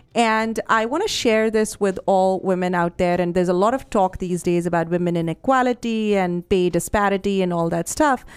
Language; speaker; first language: English; non-native, local second language; Punjabi